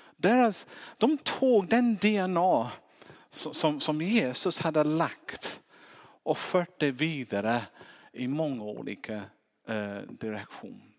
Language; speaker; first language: Swedish; non-native, fluent; English